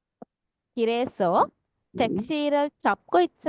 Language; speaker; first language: Korean; non-native, fluent; Sinhala